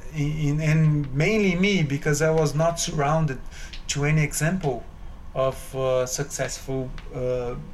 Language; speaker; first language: English; non-native, fluent; Portuguese